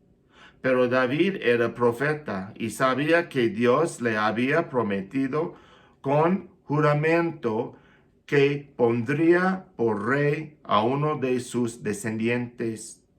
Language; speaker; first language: Spanish; non-native, fluent; English